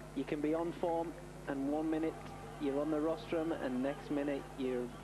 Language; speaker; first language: English; native; English